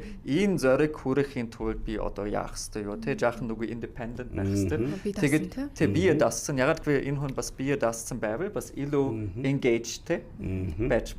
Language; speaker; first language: Mongolian; non-native, fluent; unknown